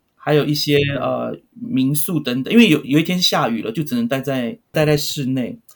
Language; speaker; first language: Chinese; native; Chinese